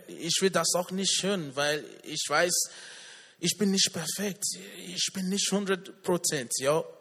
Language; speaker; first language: German; non-native, learner; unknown